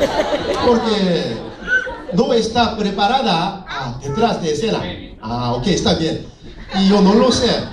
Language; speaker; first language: Spanish; non-native, local second language; Korean